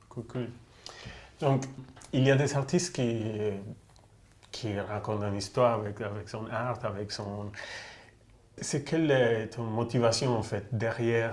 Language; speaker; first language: French; non-native, fluent; Spanish